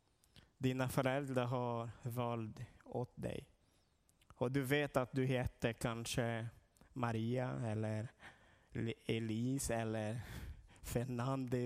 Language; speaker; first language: Swedish; non-native, learner; Portuguese